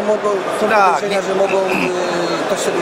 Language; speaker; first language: Polish; native; Polish